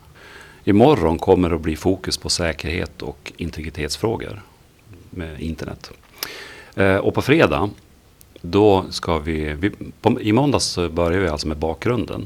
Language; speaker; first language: Swedish; native; Swedish